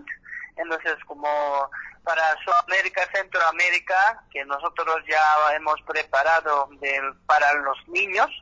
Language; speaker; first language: Spanish; non-native, learner; Korean